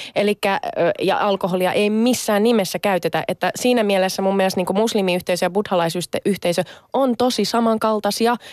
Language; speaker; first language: Finnish; early bilingual, other home language; Sinhala